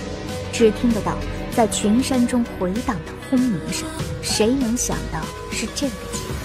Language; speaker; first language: Chinese; native; Chinese